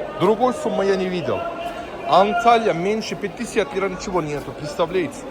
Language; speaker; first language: Russian; non-native, learner; Turkish